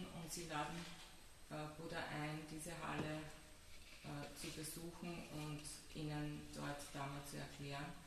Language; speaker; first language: German; native; German